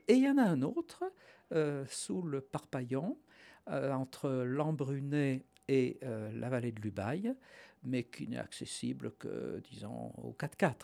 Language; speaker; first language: French; native; French